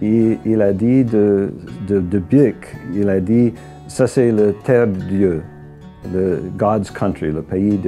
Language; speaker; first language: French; non-native, local second language; English